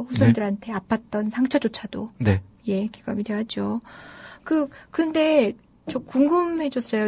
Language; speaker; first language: Korean; native; Korean